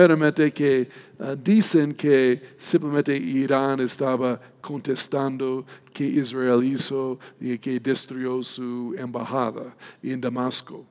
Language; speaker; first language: Spanish; non-native, fluent; English